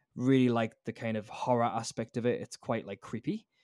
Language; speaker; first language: English; native; English